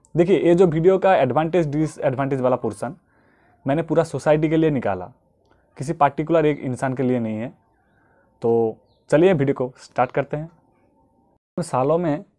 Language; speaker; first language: Hindi; non-native, local second language; Bangla